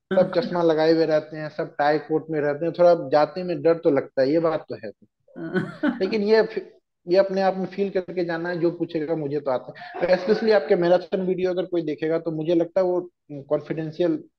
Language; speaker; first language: Hindi; native; Hindi